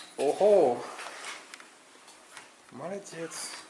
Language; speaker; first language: Russian; non-native, learner; French